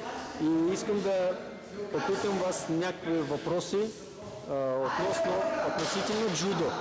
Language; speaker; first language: Bulgarian; non-native, learner; Russian